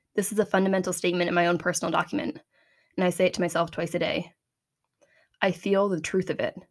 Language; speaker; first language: English; native; English